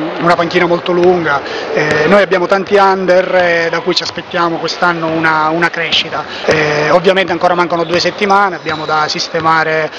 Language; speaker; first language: Italian; native; Italian